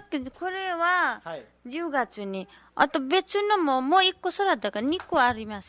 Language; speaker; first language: Japanese; non-native, learner; Nepali